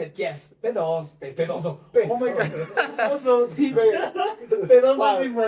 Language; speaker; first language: English; non-native, fluent; Spanish